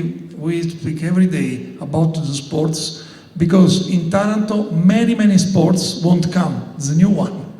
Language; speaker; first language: English; non-native, learner; Italian